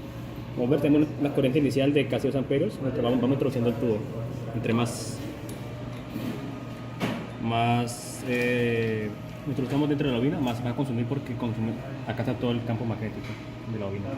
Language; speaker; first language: Spanish; native; Spanish